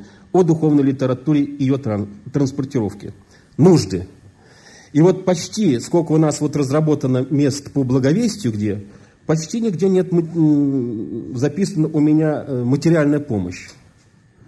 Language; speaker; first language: Russian; native; Russian